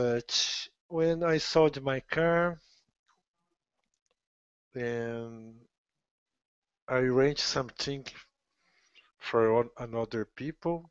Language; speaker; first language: English; non-native, learner; Portuguese